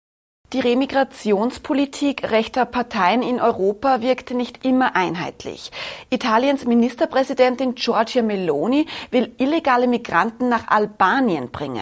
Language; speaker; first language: German; native; German